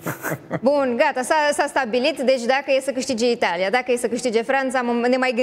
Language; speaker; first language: Romanian; native; Romanian